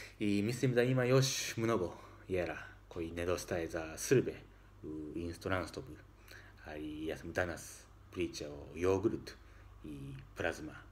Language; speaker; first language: Serbian; non-native, learner; Japanese